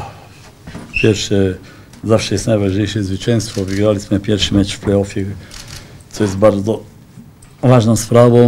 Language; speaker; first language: Polish; non-native, fluent; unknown